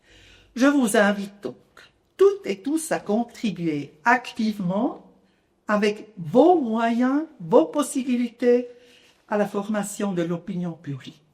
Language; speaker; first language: French; non-native, local second language; German